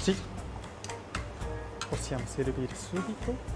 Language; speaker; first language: Italian; non-native, learner; Japanese